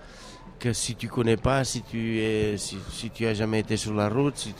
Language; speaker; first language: French; non-native, fluent; Catalan